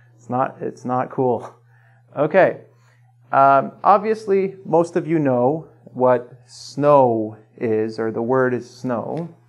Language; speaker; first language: English; native; English